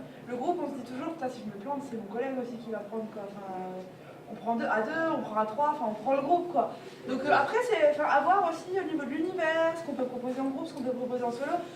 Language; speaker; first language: French; native; French